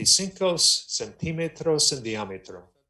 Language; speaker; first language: Spanish; non-native, learner; English